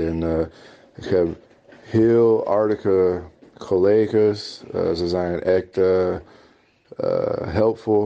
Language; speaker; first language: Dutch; non-native, learner; English